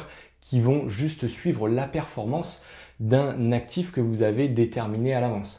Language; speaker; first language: French; native; French